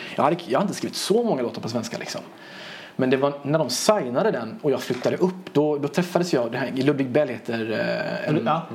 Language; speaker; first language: Swedish; early bilingual, other home language; Persian